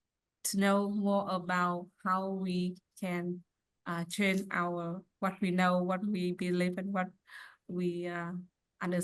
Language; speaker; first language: English; non-native, learner; Vietnamese